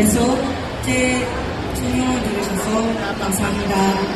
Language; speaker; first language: Korean; non-native, learner; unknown